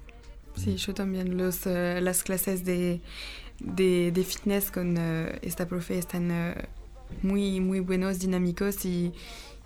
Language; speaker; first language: Spanish; non-native, learner; French